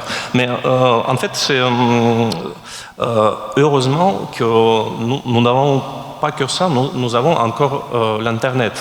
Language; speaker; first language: French; non-native, fluent; Russian